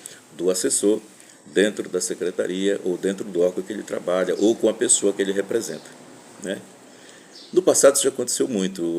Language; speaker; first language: Portuguese; native; Portuguese